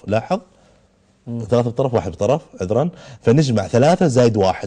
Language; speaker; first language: Arabic; native; Arabic